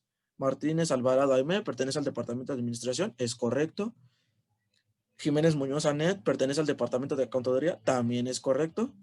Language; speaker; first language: Spanish; native; Spanish